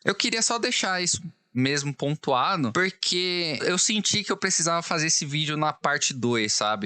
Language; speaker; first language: Portuguese; native; Portuguese